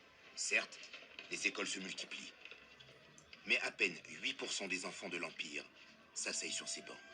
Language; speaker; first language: French; native; French